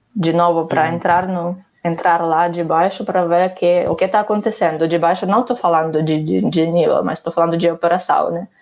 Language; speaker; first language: Portuguese; non-native, fluent; Ukrainian